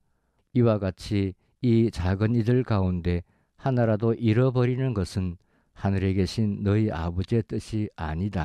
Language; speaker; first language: Korean; native; Korean